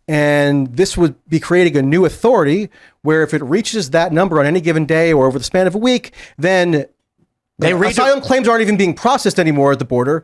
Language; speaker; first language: English; native; English